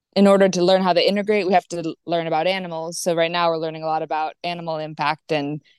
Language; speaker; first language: English; native; English